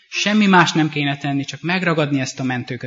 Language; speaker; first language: Hungarian; native; Hungarian